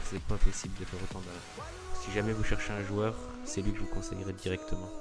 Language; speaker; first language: French; native; French